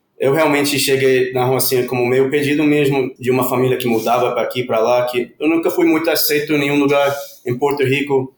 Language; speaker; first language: Portuguese; non-native, fluent; Spanish